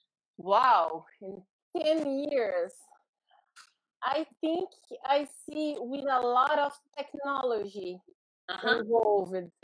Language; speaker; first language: English; non-native, learner; Portuguese